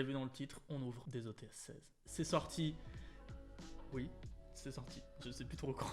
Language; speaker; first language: French; native; French